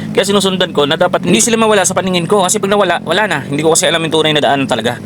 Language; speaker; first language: Filipino; non-native, local second language; Hiligaynon